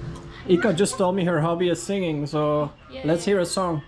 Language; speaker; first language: English; non-native, fluent; Dutch